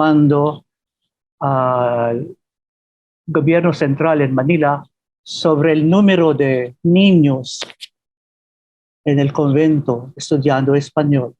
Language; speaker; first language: Spanish; non-native, fluent; Filipino